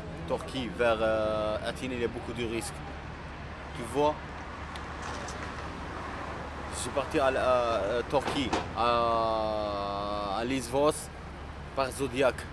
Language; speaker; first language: French; non-native, local second language; Arabic